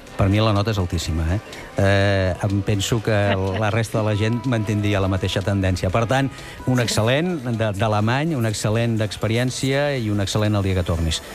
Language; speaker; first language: Catalan; native; Catalan